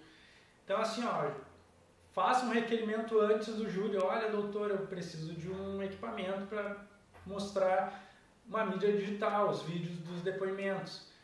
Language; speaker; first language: Portuguese; native; Portuguese